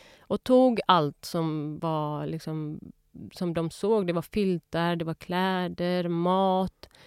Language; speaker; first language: Swedish; early bilingual, other home language; Persian